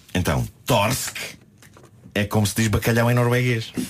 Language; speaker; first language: Portuguese; native; Portuguese